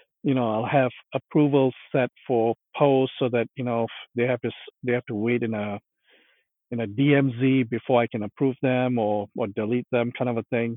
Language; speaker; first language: English; non-native, local second language; Punjabi